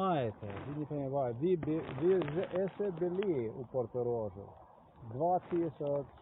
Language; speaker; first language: Russian; non-native, learner; Slovenian